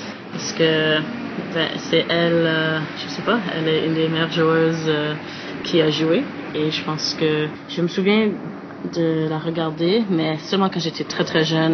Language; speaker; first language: French; non-native, fluent; English